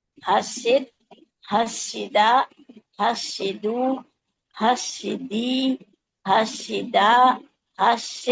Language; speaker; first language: Arabic; non-native, learner; Urdu